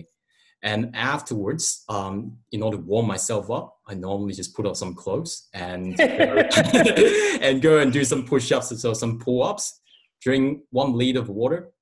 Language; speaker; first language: English; non-native, local second language; Cantonese